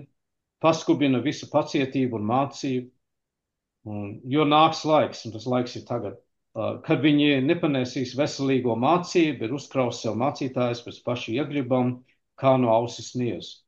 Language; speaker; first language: Latvian; early bilingual, heritage; Latvian